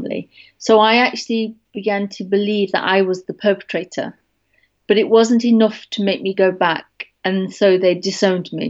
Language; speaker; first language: English; native; English